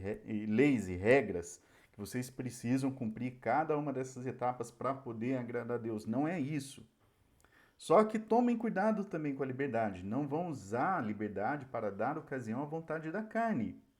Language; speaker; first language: Portuguese; native; Portuguese